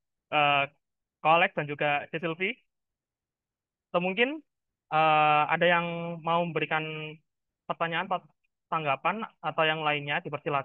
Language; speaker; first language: Indonesian; native; Indonesian